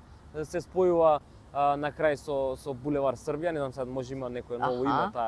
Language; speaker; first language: Macedonian; native; Macedonian